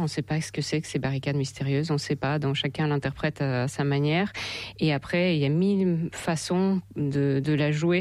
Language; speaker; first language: French; non-native, fluent; Russian